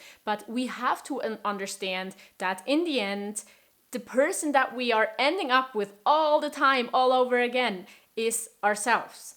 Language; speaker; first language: English; non-native, fluent; German